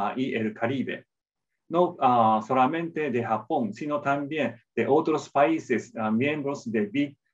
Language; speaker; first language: Spanish; non-native, fluent; Japanese